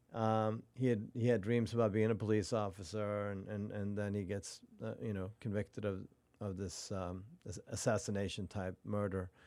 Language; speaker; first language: English; non-native, fluent; Norwegian